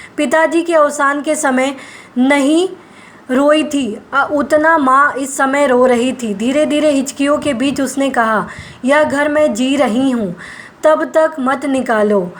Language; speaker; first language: Hindi; non-native, local second language; Gujarati